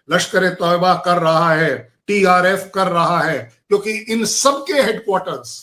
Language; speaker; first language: Hindi; native; Hindi